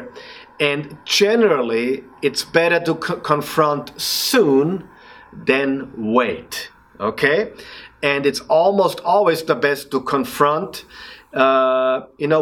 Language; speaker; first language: English; non-native, fluent; German